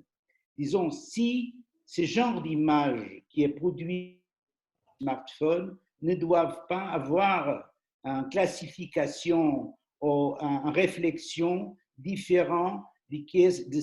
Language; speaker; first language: French; non-native, fluent; Portuguese